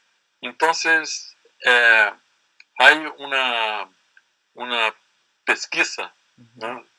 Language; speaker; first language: Spanish; non-native, learner; Portuguese